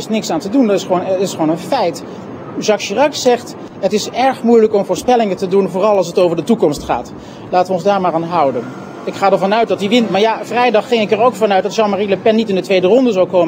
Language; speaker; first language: Dutch; native; Dutch